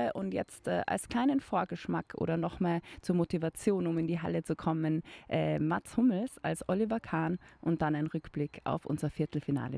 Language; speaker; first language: German; native; German